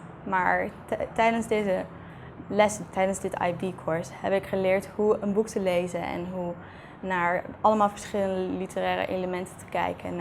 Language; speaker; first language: Dutch; early bilingual, heritage; Dutch